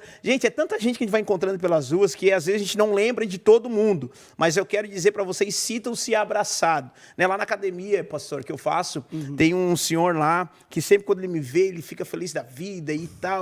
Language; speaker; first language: Portuguese; native; Portuguese